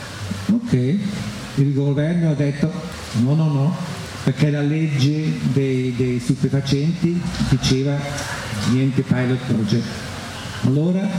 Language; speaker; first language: Italian; non-native, fluent; German